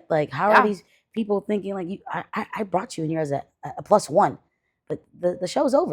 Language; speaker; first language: English; native; English